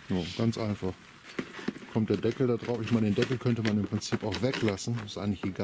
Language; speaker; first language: German; native; German